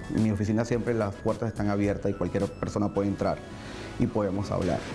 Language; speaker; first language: Spanish; native; Spanish